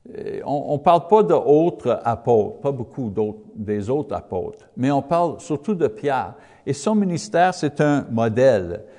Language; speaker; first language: French; non-native, learner; English